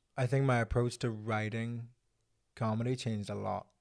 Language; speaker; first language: English; native; English